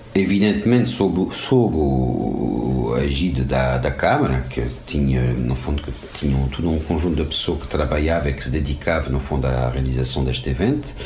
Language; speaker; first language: Portuguese; non-native, fluent; French